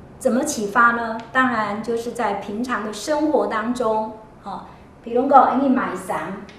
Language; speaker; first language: Chinese; native; Chinese